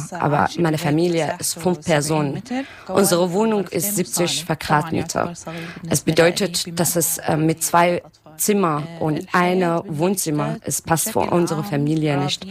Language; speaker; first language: German; non-native, learner; Arabic